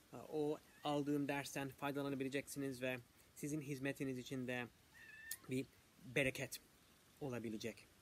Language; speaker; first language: Turkish; non-native, fluent; English